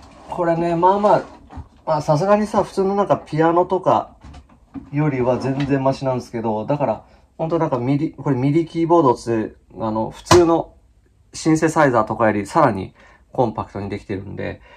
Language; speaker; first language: Japanese; native; Japanese